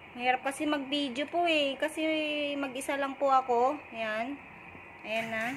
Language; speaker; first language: Filipino; non-native, local second language; Iloko